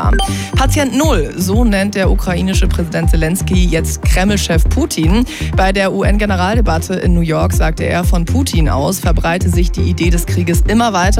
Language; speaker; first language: German; native; German